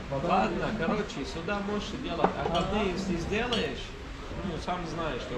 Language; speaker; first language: Russian; non-native, learner; Turkish